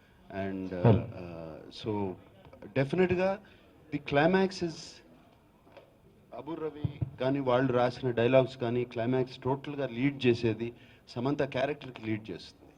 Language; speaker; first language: Telugu; native; Telugu